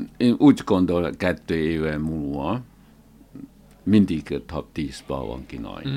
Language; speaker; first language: Hungarian; non-native, learner; Chinese